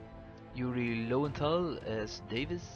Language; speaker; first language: English; non-native, fluent; Dutch